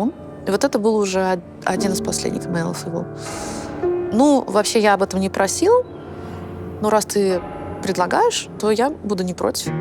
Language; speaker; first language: Russian; native; Russian